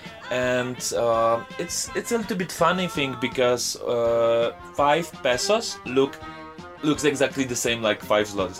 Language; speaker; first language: English; non-native, fluent; Polish